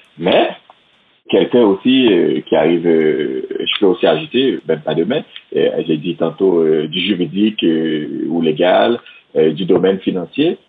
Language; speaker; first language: French; non-native, local second language; Haitian Creole